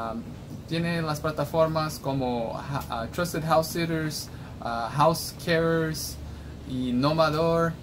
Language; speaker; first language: Spanish; non-native, fluent; English